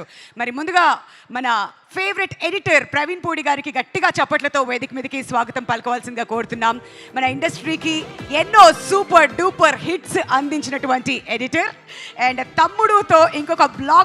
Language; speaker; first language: Telugu; native; Telugu